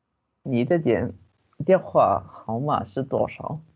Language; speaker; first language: Chinese; non-native, learner; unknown